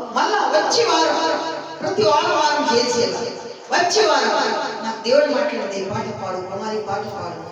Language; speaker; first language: Telugu; non-native, learner; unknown